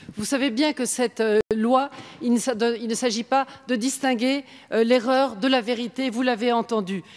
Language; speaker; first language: French; native; French